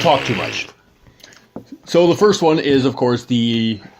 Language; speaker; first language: English; native; English